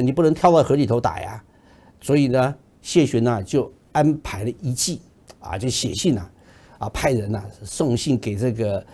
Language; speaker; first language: Chinese; native; Chinese